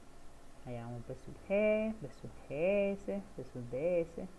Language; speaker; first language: Spanish; native; Spanish